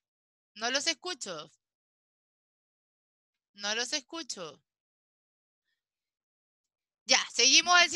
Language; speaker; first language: Spanish; native; Spanish